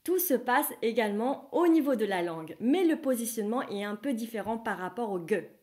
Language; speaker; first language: French; non-native, fluent; Vietnamese